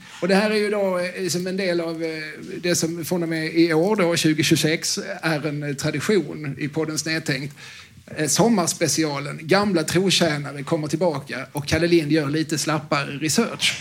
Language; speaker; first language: Swedish; native; Swedish